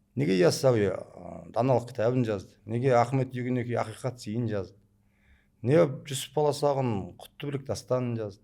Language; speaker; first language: Kazakh; early bilingual, heritage; Kazakh